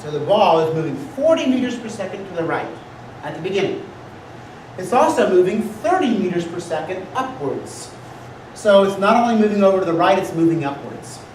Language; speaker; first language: English; native; English